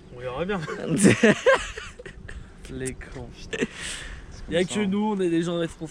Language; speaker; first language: French; native; French